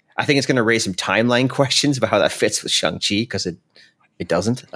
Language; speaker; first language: English; native; English